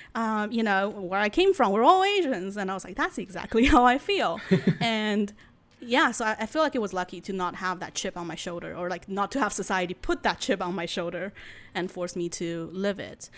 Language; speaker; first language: English; non-native, fluent; Chinese